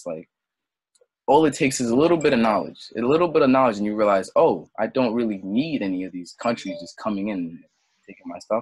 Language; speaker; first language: English; early bilingual, other home language; French